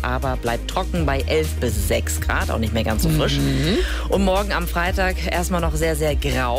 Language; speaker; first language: German; native; German